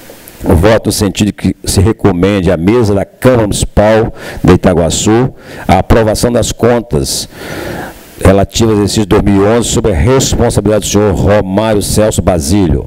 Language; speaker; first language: Portuguese; native; Portuguese